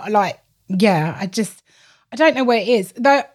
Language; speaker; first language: English; native; English